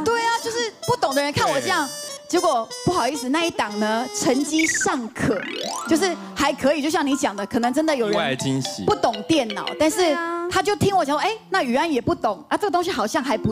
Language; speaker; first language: Chinese; native; Chinese